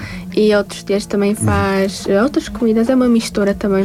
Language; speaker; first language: Portuguese; early bilingual, other home language; Tajik